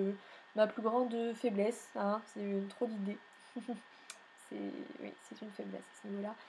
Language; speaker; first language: French; native; French